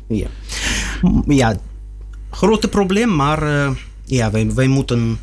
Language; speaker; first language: Dutch; non-native, learner; Russian